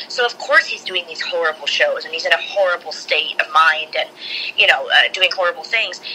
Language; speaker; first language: English; native; English